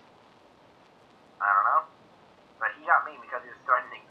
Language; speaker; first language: English; native; English